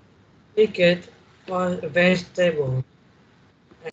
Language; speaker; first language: English; non-native, learner; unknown